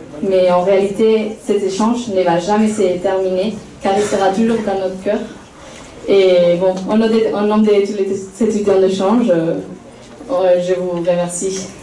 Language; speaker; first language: French; non-native, fluent; Spanish